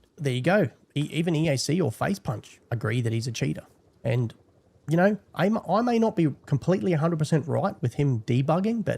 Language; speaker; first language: English; native; English